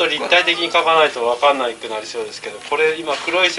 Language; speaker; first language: Japanese; native; Japanese